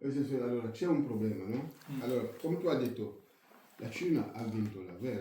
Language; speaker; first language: Italian; non-native, fluent; French